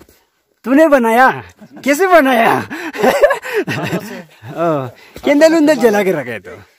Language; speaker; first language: Hindi; non-native, local second language; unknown